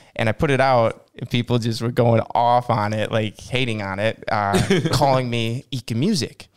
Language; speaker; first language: Norwegian; non-native, learner; English